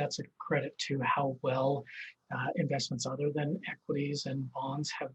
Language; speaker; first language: English; native; English